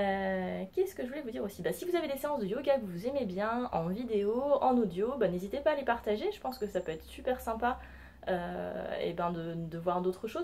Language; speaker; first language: French; native; French